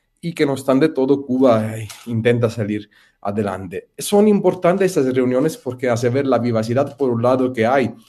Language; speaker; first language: Spanish; non-native, fluent; Italian